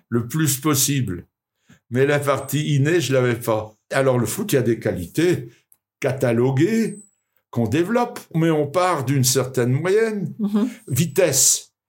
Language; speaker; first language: French; native; French